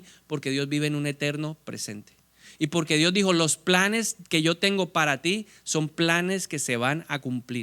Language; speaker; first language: Spanish; native; Spanish